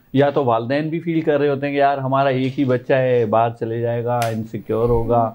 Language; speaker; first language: Urdu; non-native, local second language; Sindhi